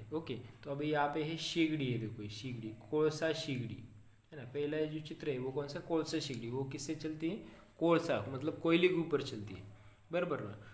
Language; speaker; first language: Hindi; non-native, local second language; Marathi